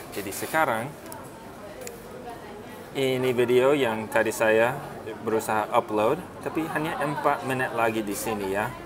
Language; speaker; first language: Indonesian; non-native, fluent; English